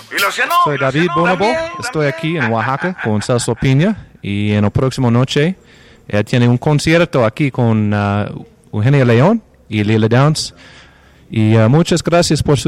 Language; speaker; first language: Spanish; non-native, learner; English